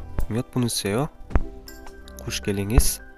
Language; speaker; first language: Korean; non-native, fluent; Kyrgyz